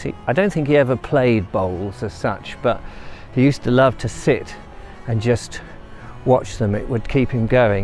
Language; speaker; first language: English; native; English